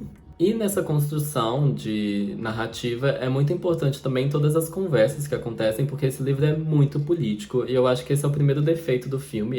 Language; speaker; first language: Portuguese; native; Portuguese